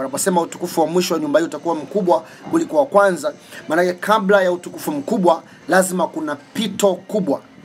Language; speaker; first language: Swahili; native; Swahili